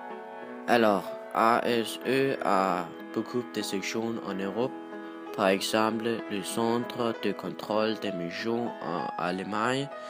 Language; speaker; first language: French; non-native, learner; Danish